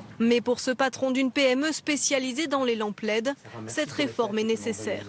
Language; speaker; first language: French; native; French